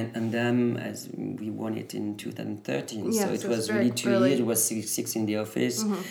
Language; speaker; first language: English; early bilingual, other home language; French